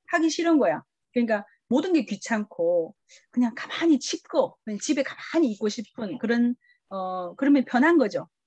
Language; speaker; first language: Korean; early bilingual, heritage; Korean